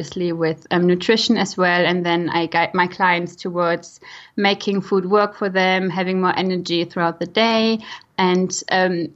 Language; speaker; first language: English; non-native, fluent; German